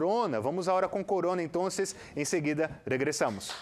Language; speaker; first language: Spanish; non-native, fluent; Portuguese